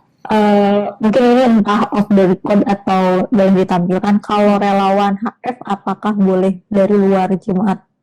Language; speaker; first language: Indonesian; native; Indonesian